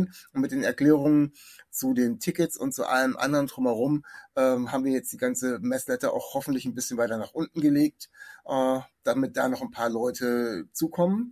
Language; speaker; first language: German; native; German